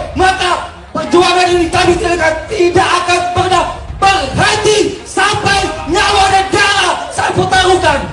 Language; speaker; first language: Indonesian; non-native, local second language; Madurese